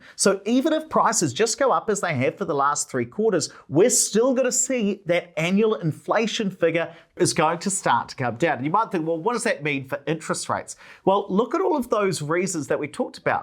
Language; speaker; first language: English; native; English